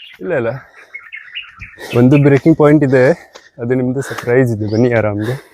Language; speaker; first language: Kannada; non-native, local second language; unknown